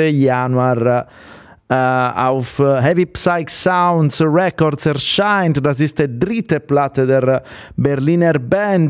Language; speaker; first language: German; non-native, fluent; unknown